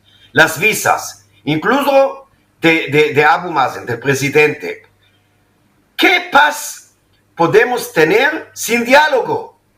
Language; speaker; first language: Spanish; non-native, fluent; Hebrew